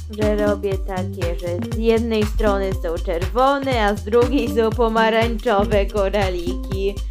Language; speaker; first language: Polish; early bilingual, heritage; Polish